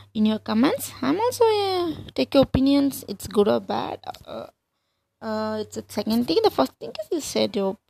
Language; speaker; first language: English; non-native, local second language; Tamil